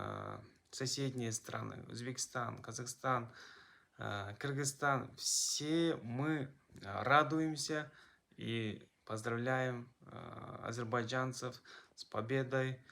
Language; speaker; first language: Russian; non-native, local second language; Kazakh